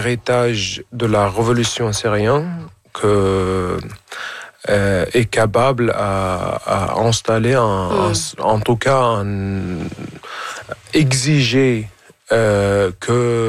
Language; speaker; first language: French; non-native, fluent; Arabic